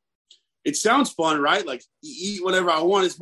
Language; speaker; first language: English; native; English